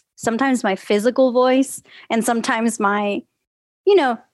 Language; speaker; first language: English; early bilingual, other home language; Spanish